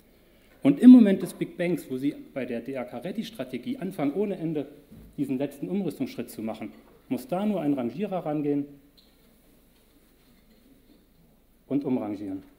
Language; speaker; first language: German; native; German